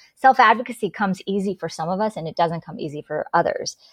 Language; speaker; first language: English; native; English